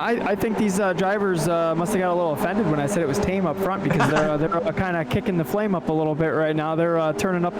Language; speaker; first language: English; native; English